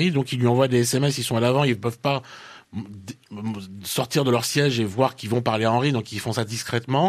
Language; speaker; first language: French; native; French